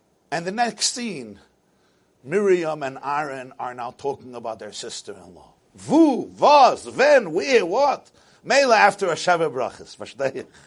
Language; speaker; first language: English; native; English